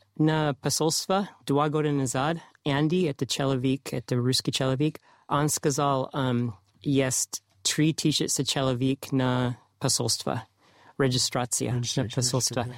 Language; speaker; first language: Russian; non-native, learner; English